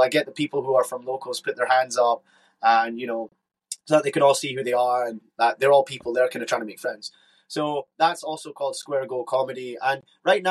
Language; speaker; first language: English; native; English